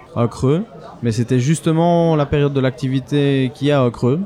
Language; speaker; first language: French; native; French